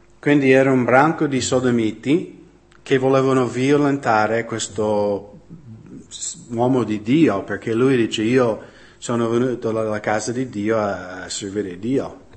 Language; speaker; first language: Italian; non-native, fluent; English